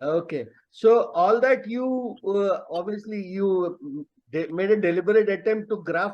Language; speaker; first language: English; non-native, local second language; Telugu